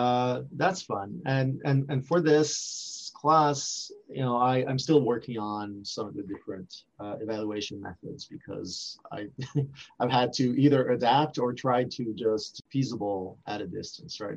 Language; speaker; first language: English; non-native, fluent; French